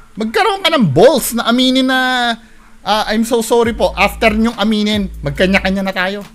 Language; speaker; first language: Filipino; native; Filipino